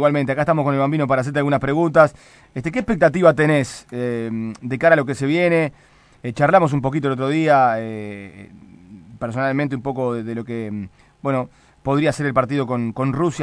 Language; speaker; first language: Spanish; native; Spanish